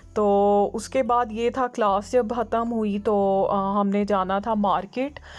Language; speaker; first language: Urdu; native; Urdu